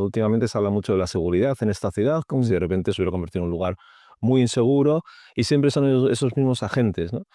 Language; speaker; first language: Spanish; native; Spanish